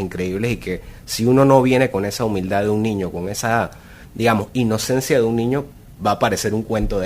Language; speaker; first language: Spanish; native; Spanish